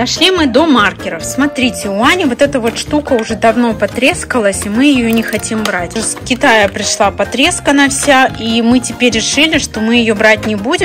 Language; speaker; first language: Russian; native; Russian